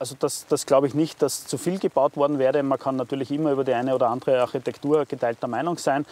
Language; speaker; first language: German; native; German